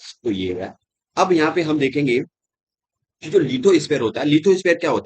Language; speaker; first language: Hindi; native; Hindi